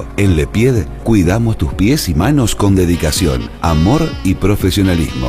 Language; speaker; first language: Spanish; native; Spanish